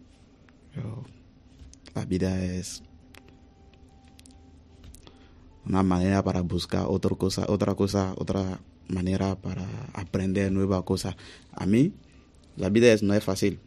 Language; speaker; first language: Spanish; non-native, learner; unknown